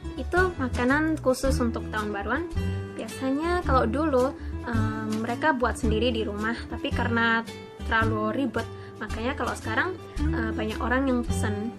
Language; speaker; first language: Indonesian; early bilingual, heritage; Indonesian